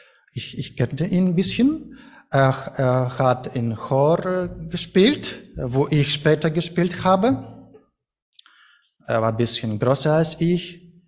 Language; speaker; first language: German; non-native, learner; Ukrainian